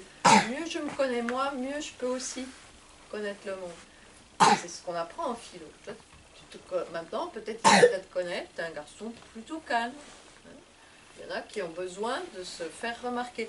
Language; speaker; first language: French; native; French